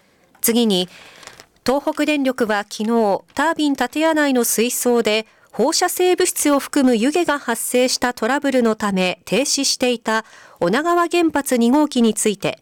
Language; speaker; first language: Japanese; native; Japanese